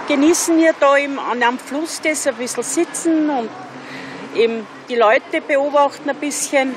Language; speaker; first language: German; native; German